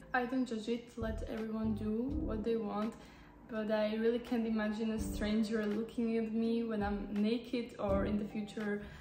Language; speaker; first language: English; non-native, fluent; Slovak